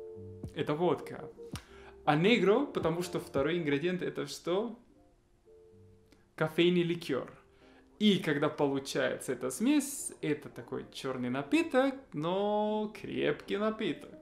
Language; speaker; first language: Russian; non-native, fluent; Spanish